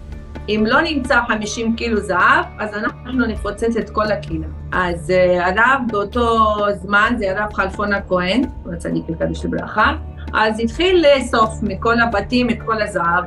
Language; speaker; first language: Hebrew; non-native, fluent; Arabic